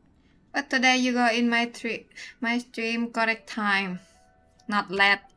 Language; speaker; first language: English; non-native, learner; Vietnamese